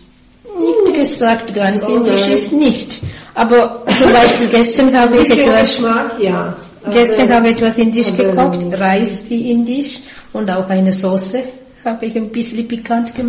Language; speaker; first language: German; non-native, learner; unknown